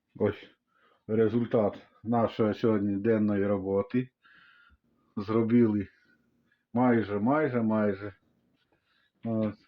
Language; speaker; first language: Ukrainian; native; Ukrainian